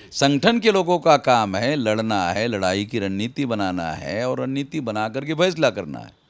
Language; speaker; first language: Hindi; native; Hindi